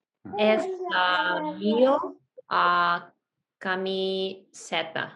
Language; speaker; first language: Spanish; non-native, learner; Russian